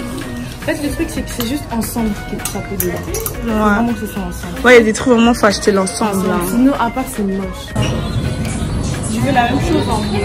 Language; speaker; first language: French; native; French